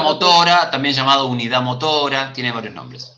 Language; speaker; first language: Spanish; native; Spanish